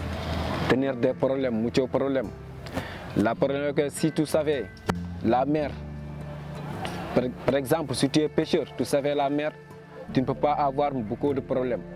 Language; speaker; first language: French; non-native, local second language; Wolof